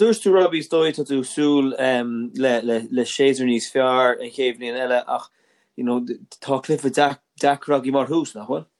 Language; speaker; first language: Irish; non-native, local second language; English